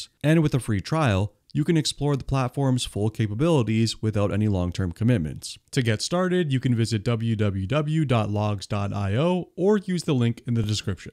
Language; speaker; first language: English; native; English